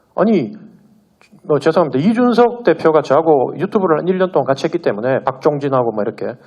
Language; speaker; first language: Korean; native; Korean